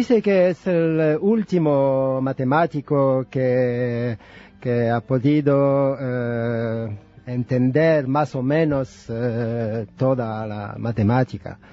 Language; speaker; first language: Spanish; non-native, fluent; French